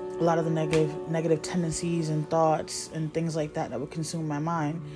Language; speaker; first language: English; native; English